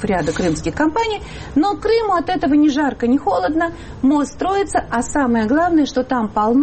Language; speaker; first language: Russian; native; Russian